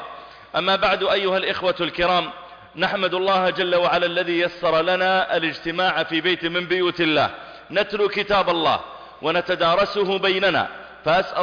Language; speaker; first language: Arabic; native; Arabic